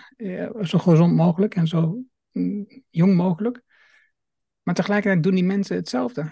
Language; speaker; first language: Dutch; native; Dutch